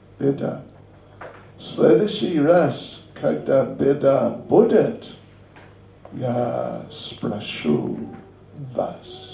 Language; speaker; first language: Russian; non-native, learner; English